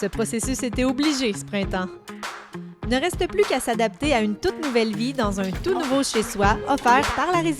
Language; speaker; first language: French; native; French